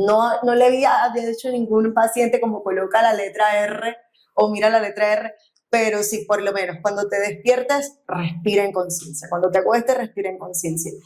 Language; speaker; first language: Spanish; native; Spanish